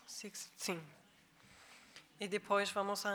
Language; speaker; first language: Portuguese; non-native, fluent; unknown